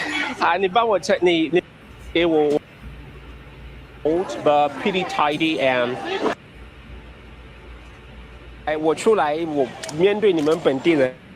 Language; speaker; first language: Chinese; non-native, learner; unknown